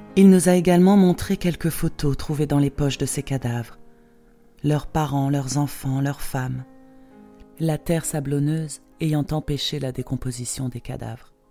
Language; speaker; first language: French; non-native, fluent; Polish